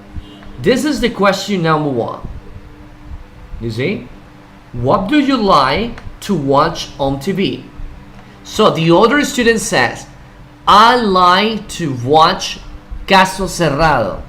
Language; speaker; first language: English; non-native, fluent; Spanish